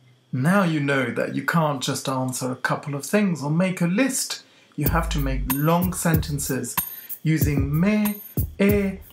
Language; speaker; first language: English; native; English